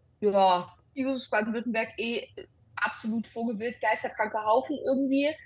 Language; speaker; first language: German; early bilingual, other home language; Italian